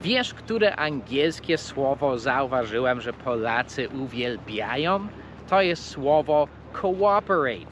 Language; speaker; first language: Polish; non-native, fluent; English